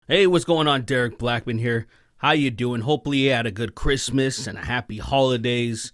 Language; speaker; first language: English; native; English